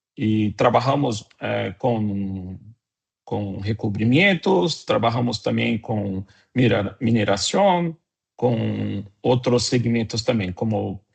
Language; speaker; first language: Portuguese; non-native, fluent; Spanish